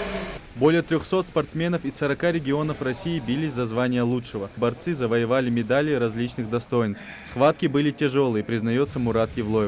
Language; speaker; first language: Russian; native; Russian